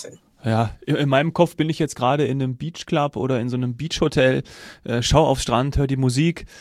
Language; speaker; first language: German; native; German